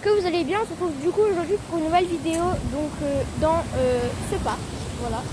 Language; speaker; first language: French; native; French